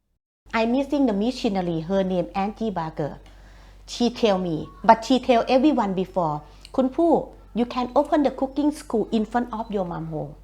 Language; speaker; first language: English; non-native, learner; Thai